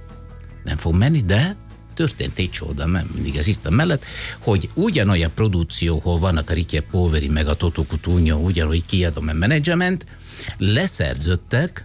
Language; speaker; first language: Hungarian; non-native, fluent; Italian